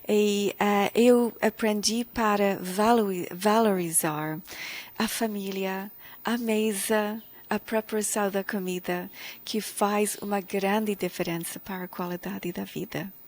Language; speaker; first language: Portuguese; non-native, fluent; English